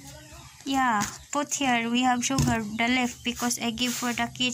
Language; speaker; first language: English; non-native, learner; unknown